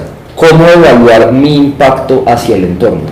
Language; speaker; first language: Spanish; native; Spanish